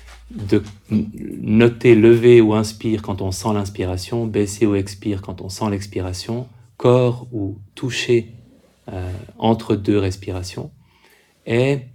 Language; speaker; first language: French; native; French